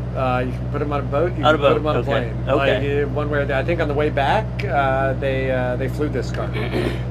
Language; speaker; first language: English; native; English